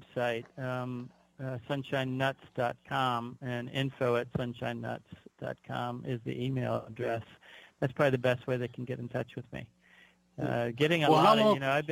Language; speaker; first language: English; native; English